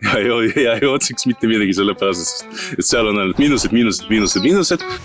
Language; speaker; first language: Estonian; non-native, local second language; Russian